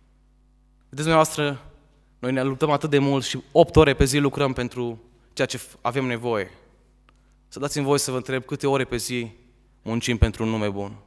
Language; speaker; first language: Romanian; native; Romanian